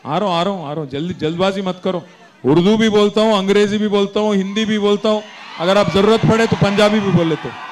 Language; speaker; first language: Hindi; non-native, local second language; Telugu